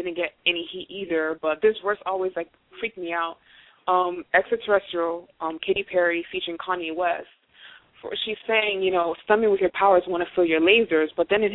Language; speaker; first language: English; non-native, fluent; Haitian Creole